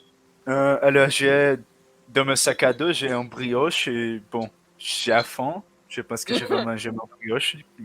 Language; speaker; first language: French; non-native, learner; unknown